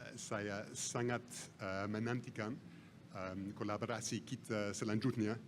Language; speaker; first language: Indonesian; non-native, fluent; English